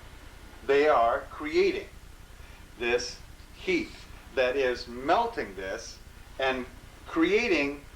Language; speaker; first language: English; native; English